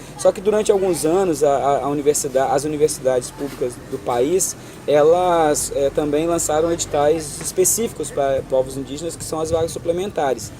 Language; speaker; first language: Portuguese; native; Portuguese